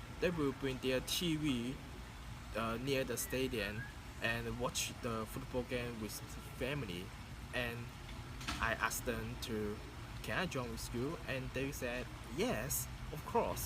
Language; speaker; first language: English; non-native, learner; Chinese